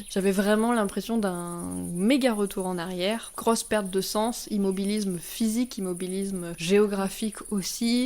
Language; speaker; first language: French; native; French